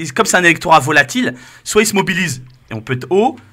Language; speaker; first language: French; native; French